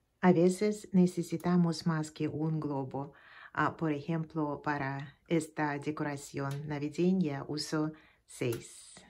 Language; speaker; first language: Spanish; non-native, fluent; Russian